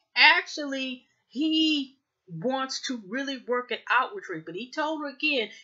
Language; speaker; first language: English; native; English